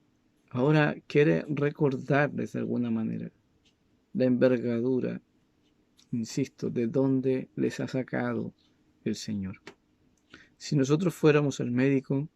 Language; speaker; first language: Spanish; native; Spanish